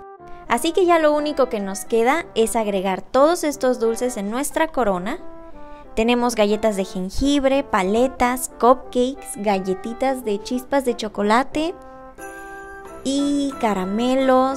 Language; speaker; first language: Spanish; native; Spanish